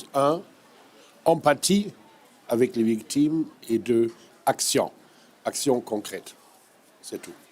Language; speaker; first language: French; non-native, fluent; German